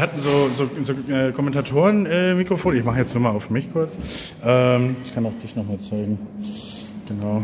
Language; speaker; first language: German; native; German